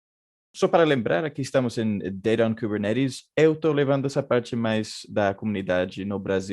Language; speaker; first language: Portuguese; non-native, fluent; Spanish